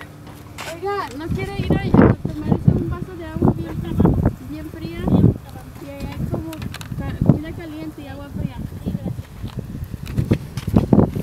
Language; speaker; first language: Spanish; early bilingual, other home language; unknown